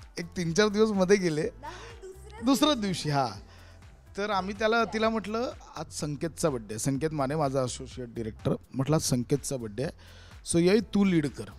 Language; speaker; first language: Marathi; native; Marathi